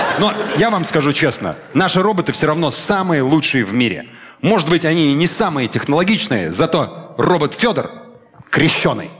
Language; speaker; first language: Russian; native; Russian